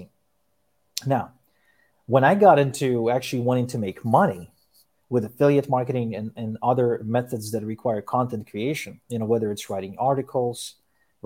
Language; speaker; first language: English; early bilingual, other home language; Ukrainian